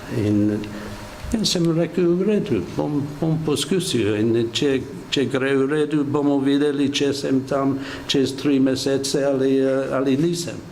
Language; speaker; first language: Slovenian; non-native, fluent; English